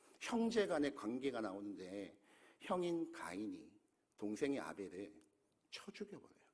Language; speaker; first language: Korean; native; Korean